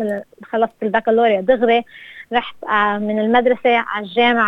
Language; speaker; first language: Arabic; early bilingual, heritage; Arabic